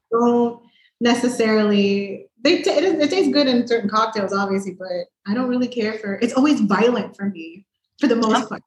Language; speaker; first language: English; native; English